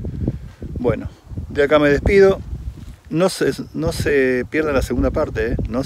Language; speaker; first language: Spanish; native; Spanish